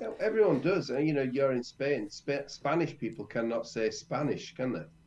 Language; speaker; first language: English; native; English